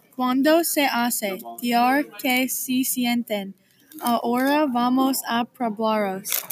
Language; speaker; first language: Spanish; non-native, learner; English